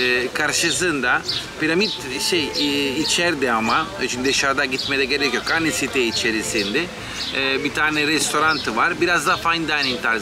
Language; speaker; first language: Turkish; non-native, fluent; Italian